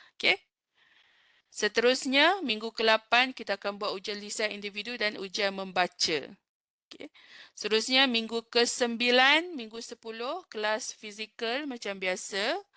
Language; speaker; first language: Malay; native; Malay